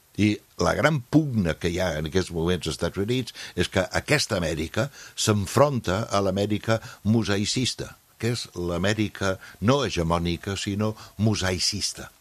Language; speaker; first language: Catalan; non-native, fluent; English